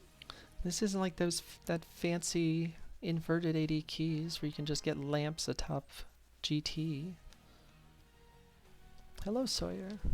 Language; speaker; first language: English; native; English